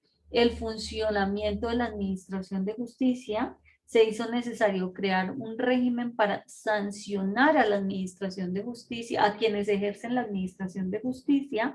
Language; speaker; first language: Spanish; native; Spanish